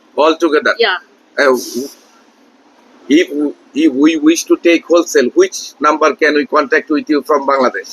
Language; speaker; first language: English; non-native, learner; Bangla